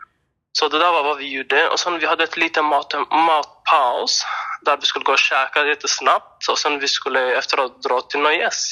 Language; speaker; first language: Swedish; non-native, fluent; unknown